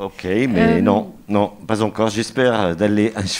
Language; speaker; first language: French; non-native, fluent; Arabic